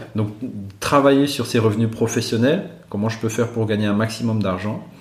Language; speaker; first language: French; non-native, local second language; Malagasy